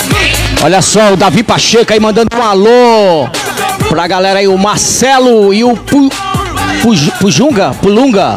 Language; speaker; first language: Portuguese; native; Portuguese